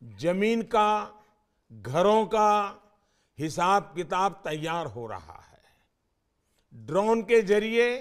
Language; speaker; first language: Hindi; non-native, local second language; Gujarati